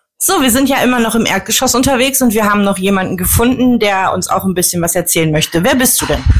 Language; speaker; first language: German; native; German